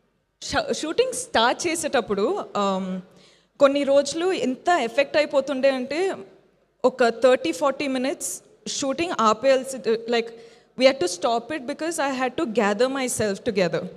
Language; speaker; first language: Telugu; non-native, fluent; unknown